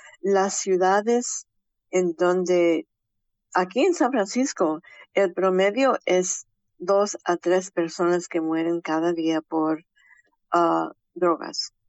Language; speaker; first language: Spanish; early bilingual, heritage; Spanish